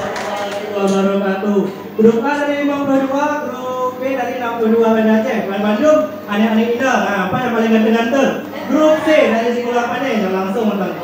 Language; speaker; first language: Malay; non-native, local second language; Achinese